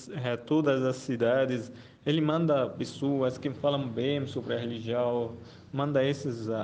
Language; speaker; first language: Portuguese; non-native, fluent; Arabic